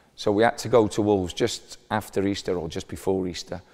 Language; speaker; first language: English; native; English